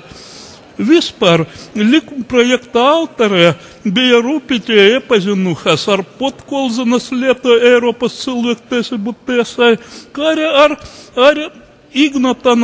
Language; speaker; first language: Latvian; non-native, local second language; Russian